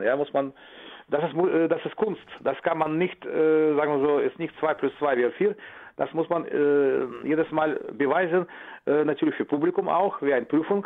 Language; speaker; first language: German; non-native, fluent; Russian